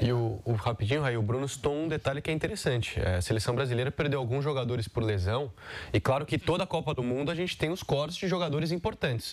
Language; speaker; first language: Portuguese; native; Portuguese